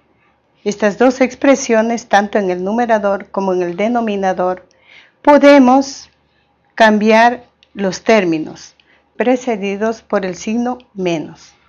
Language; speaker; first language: Spanish; native; Spanish